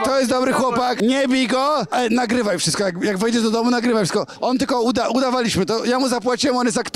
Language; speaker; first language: Polish; native; Polish